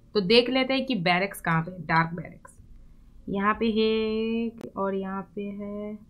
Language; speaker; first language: Hindi; non-native, local second language; Bangla